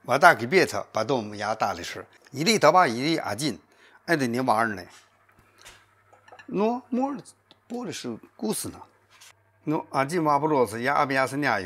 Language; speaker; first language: Russian; non-native, learner; Chinese